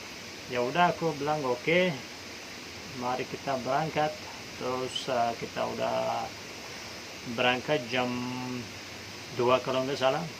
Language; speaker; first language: Indonesian; non-native, fluent; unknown